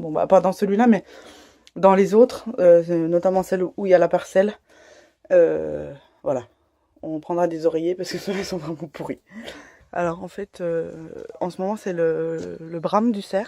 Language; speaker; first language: French; native; French